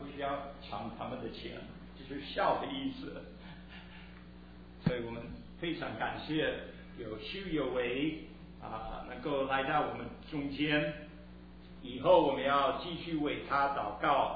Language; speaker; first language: Chinese; early bilingual, heritage; Chinese